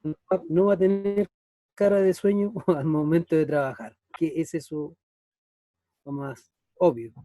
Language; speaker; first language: Spanish; native; Spanish